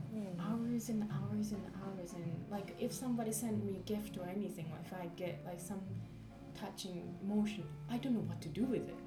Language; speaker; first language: English; non-native, fluent; Japanese